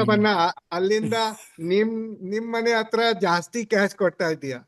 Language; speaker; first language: Kannada; non-native, learner; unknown